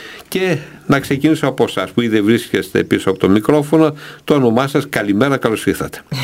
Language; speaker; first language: Greek; native; Greek